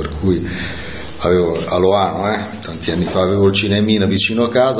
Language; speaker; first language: Italian; native; Italian